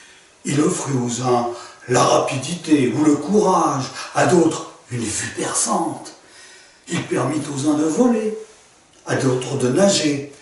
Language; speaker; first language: French; native; French